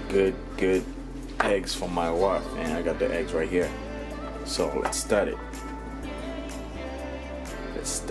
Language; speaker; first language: English; non-native, learner; Haitian Creole